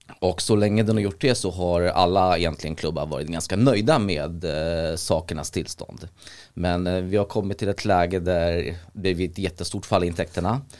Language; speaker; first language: Swedish; early bilingual, other home language; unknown